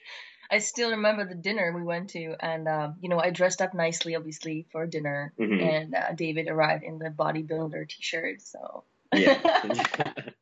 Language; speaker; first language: English; non-native, fluent; Czech